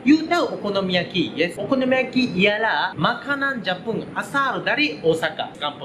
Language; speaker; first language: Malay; non-native, learner; Japanese